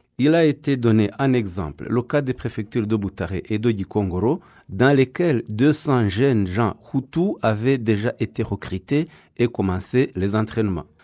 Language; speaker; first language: French; non-native, local second language; Kinyarwanda